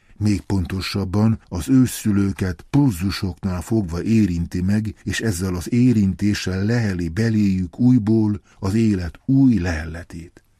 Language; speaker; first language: Hungarian; native; Hungarian